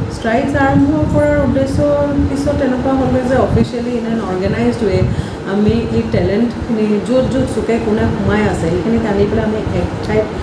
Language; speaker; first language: Assamese; native; Assamese